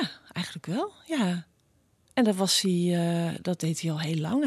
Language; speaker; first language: Dutch; native; Dutch